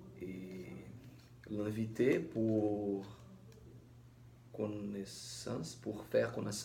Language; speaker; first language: French; non-native, learner; Portuguese